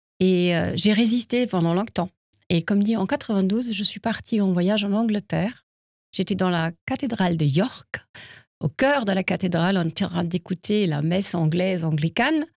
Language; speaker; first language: French; non-native, fluent; German